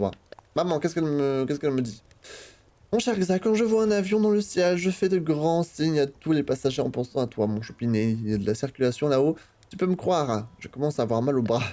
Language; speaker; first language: French; native; French